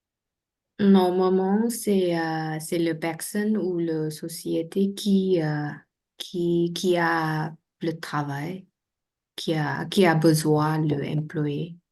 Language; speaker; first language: French; non-native, learner; Vietnamese